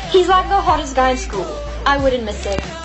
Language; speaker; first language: English; native; English